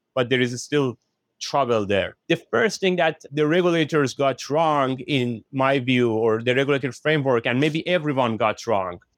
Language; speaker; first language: English; non-native, fluent; Persian